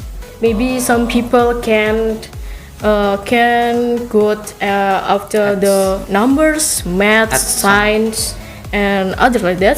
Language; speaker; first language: English; non-native, learner; Indonesian